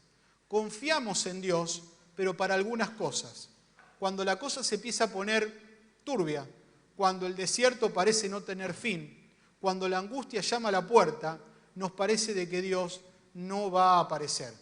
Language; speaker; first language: Spanish; native; Spanish